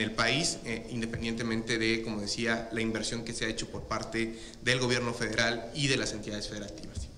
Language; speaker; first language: Spanish; native; Spanish